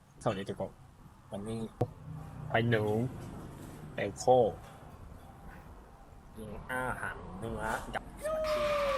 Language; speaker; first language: Thai; non-native, fluent; Japanese